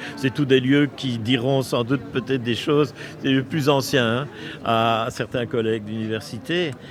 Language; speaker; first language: French; native; French